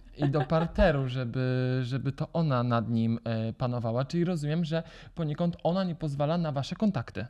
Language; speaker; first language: Polish; native; Polish